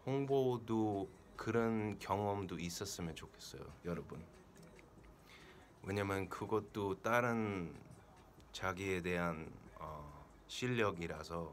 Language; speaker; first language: Korean; early bilingual, heritage; Korean